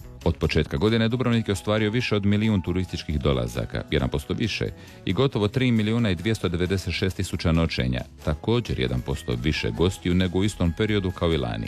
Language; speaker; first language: Serbian; native; Serbian